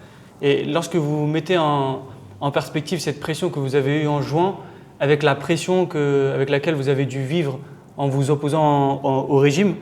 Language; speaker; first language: French; native; French